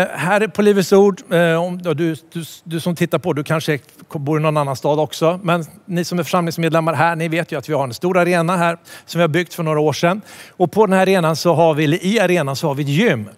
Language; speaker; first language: Swedish; native; Swedish